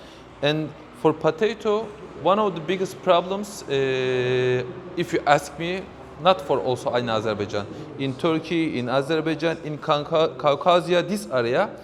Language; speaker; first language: English; non-native, fluent; Turkish